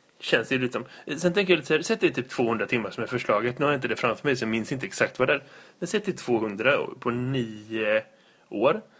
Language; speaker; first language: Swedish; native; Swedish